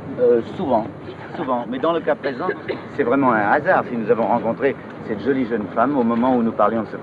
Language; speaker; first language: French; native; French